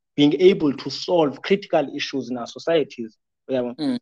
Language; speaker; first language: English; non-native, local second language; Xhosa